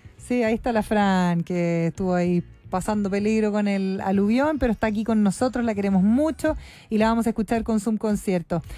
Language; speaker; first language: Spanish; native; Spanish